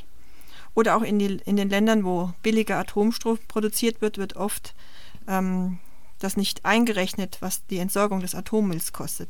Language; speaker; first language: German; native; German